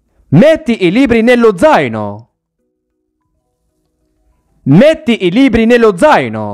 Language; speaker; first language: Italian; non-native, learner; Arabic